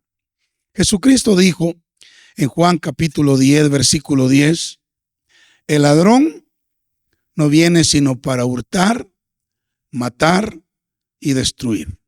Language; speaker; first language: Spanish; native; Spanish